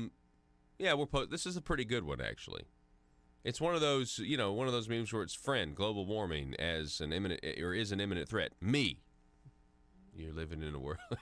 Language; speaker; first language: English; native; English